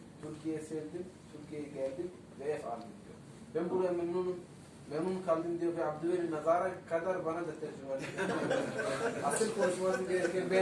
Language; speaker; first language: Turkish; non-native, fluent; Somali